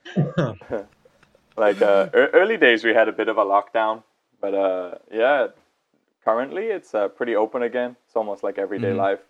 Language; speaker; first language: English; native; English